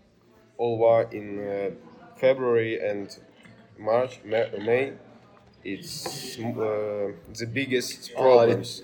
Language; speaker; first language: English; non-native, learner; Ukrainian